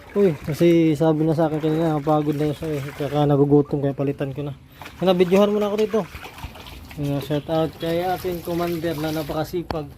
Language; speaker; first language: Filipino; native; Filipino